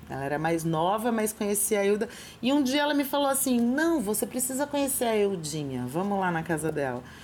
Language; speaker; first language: Portuguese; native; Portuguese